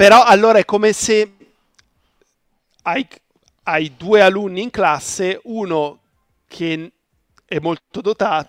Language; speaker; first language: Italian; native; Italian